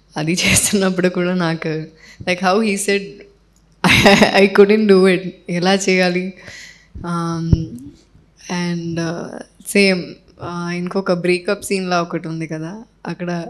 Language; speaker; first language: Telugu; non-native, fluent; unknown